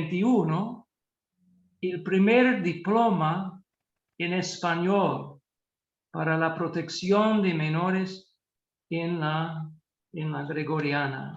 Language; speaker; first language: Spanish; non-native, fluent; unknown